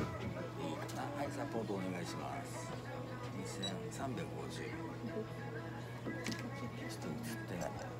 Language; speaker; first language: Japanese; native; Japanese